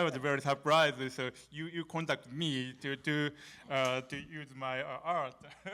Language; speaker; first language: English; non-native, learner; Japanese